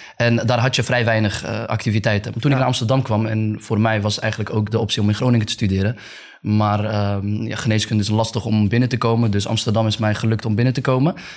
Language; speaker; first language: Dutch; early bilingual, other home language; Arabic